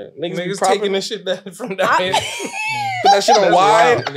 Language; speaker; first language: English; native; English